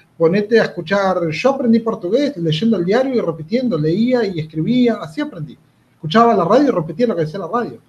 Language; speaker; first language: Spanish; native; Spanish